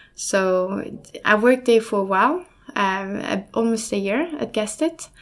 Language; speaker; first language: English; non-native, fluent; German